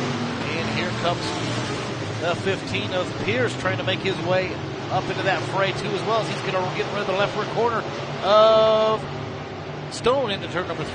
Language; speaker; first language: English; native; English